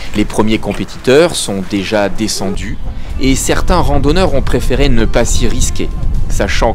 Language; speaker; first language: French; native; French